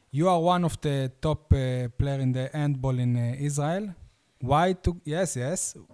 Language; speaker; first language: English; non-native, learner; Hebrew